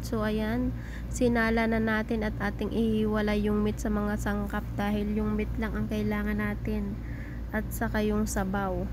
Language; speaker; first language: Filipino; native; Filipino